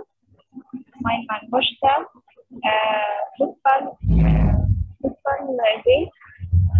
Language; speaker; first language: German; non-native, learner; Arabic